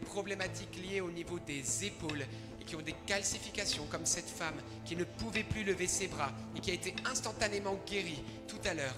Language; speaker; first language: French; early bilingual, other home language; Arabic